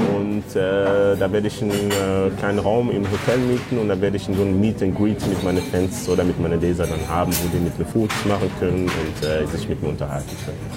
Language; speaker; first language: German; early bilingual, other home language; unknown